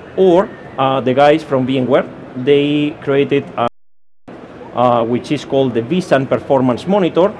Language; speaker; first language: English; non-native, fluent; Spanish